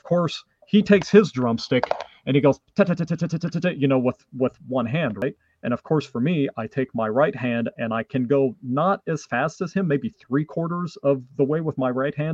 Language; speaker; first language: English; non-native, fluent; French